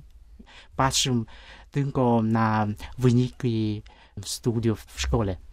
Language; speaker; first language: Polish; non-native, fluent; Vietnamese